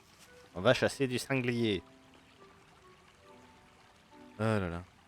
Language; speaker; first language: French; native; French